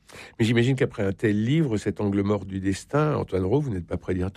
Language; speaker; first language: French; native; French